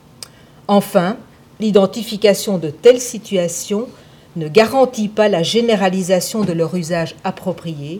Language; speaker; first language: French; native; French